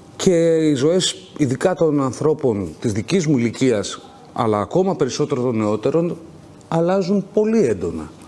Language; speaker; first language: Greek; native; Greek